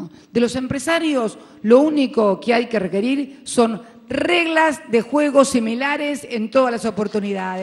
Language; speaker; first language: Spanish; native; Spanish